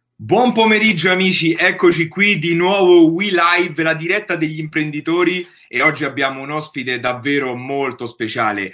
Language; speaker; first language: Italian; native; Italian